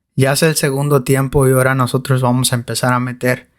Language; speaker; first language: Spanish; native; Spanish